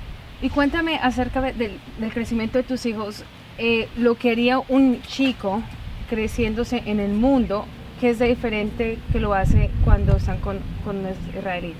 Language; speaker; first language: Spanish; native; Spanish